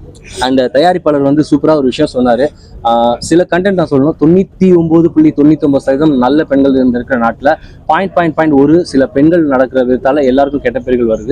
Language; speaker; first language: Tamil; native; Tamil